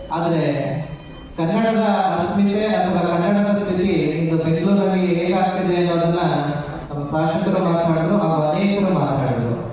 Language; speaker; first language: Kannada; native; Kannada